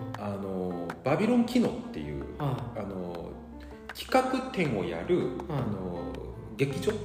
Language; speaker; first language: Japanese; early bilingual, other home language; Korean